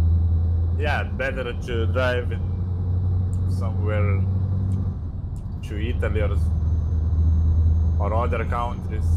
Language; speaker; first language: English; non-native, learner; Lithuanian